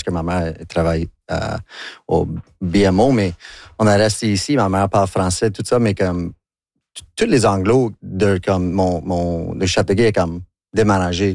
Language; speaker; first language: French; non-native, local second language; English